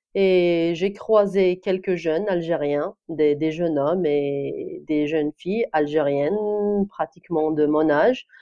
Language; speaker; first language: French; non-native, local second language; Kabyle